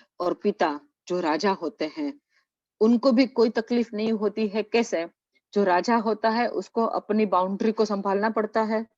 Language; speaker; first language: Hindi; non-native, local second language; Gujarati